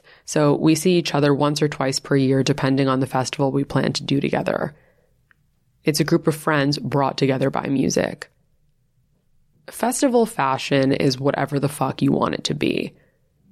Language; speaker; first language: English; native; English